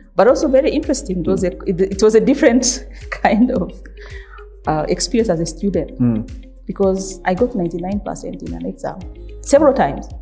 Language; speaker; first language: English; non-native, local second language; Nyankole